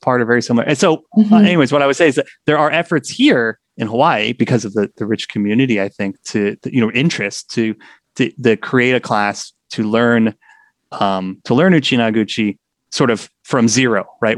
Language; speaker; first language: English; native; English